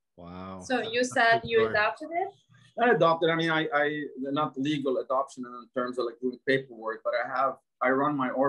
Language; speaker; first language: English; non-native, fluent; Arabic